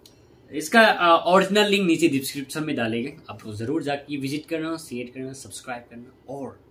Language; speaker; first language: Hindi; non-native, local second language; Kok Borok